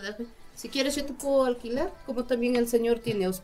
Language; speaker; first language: Spanish; native; Spanish